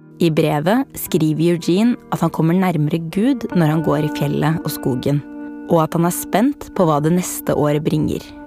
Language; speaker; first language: Norwegian; native; Norwegian